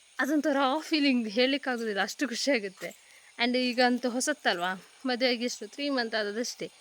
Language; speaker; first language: Kannada; non-native, local second language; Tulu